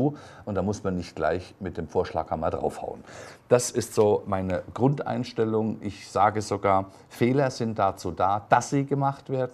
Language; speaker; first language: German; native; German